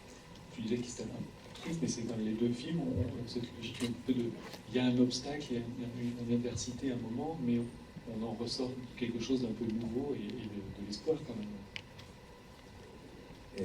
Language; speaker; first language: French; native; French